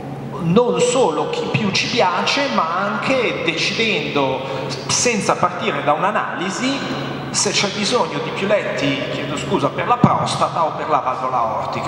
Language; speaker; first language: Italian; native; Italian